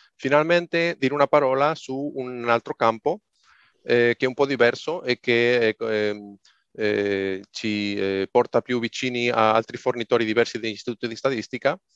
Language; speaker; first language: Italian; non-native, fluent; Spanish